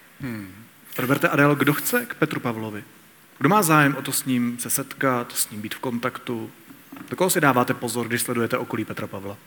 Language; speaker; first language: Czech; native; Czech